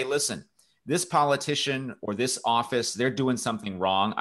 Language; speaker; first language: English; native; English